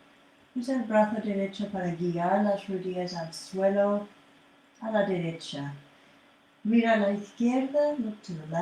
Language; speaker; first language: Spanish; non-native, fluent; English